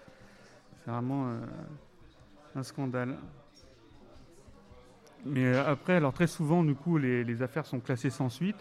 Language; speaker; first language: French; native; French